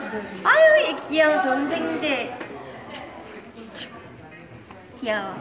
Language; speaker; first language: Korean; non-native, fluent; Chinese